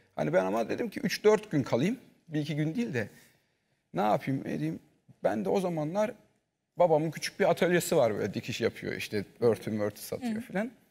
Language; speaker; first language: Turkish; early bilingual, heritage; Turkish